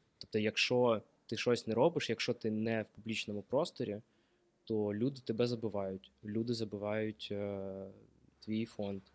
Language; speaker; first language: Ukrainian; non-native, local second language; Russian